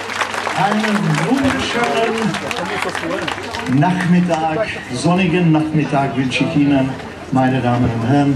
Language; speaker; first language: German; non-native, fluent; Czech